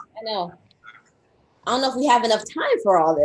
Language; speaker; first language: English; early bilingual, other home language; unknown